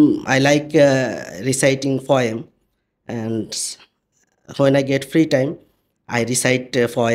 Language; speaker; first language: English; non-native, learner; Bangla